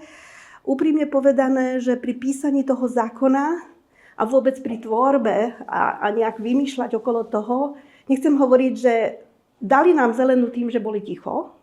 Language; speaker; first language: Slovak; native; Slovak